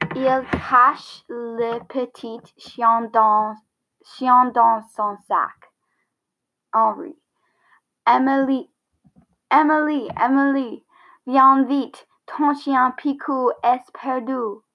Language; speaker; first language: French; non-native, learner; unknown